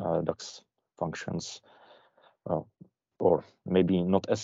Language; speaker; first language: English; non-native, fluent; Czech